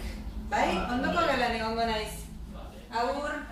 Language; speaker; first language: Basque; non-native, learner; Spanish